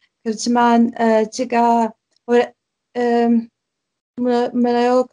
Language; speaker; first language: Korean; non-native, learner; Ukrainian